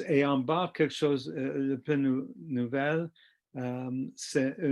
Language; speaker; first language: French; non-native, fluent; English